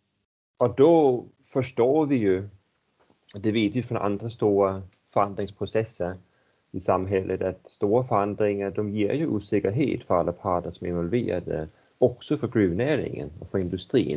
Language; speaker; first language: Swedish; native; Swedish